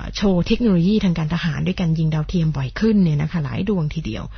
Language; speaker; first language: Thai; native; Thai